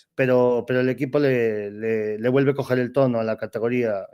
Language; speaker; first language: Spanish; non-native, local second language; Galician